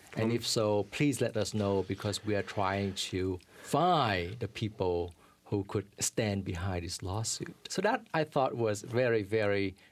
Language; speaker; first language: English; early bilingual, other home language; Vietnamese